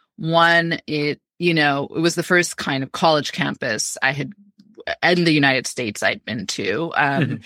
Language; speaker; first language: English; early bilingual, other home language; Amharic